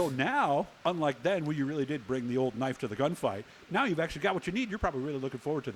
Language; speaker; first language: English; native; English